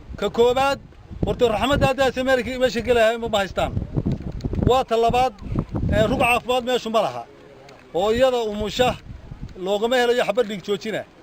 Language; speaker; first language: Somali; native; Somali